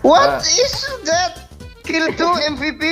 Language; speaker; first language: English; non-native, learner; Indonesian